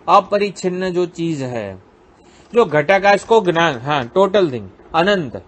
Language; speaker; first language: Hindi; non-native, local second language; Gujarati